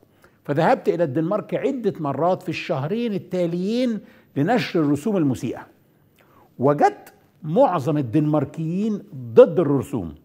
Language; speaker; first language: Arabic; native; Arabic